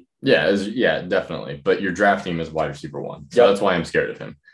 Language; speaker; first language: English; native; English